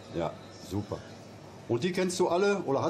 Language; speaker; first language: German; native; German